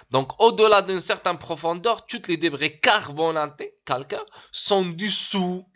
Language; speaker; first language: French; non-native, local second language; Arabic